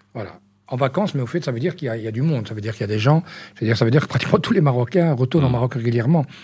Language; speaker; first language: French; early bilingual, other home language; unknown